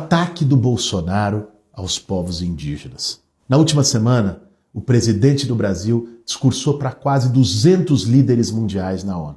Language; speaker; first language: Portuguese; native; Portuguese